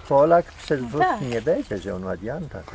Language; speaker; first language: Polish; early bilingual, heritage; Polish